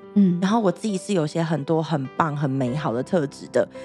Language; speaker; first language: Chinese; native; Chinese